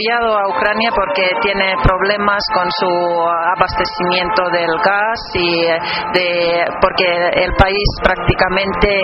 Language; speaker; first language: Spanish; non-native, fluent; Finnish